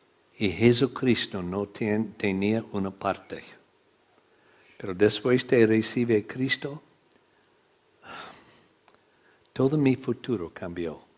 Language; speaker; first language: Spanish; non-native, learner; English